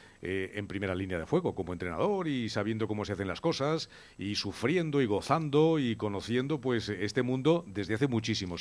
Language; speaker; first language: Spanish; native; Spanish